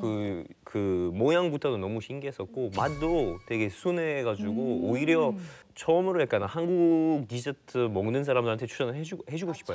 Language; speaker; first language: Korean; non-native, fluent; French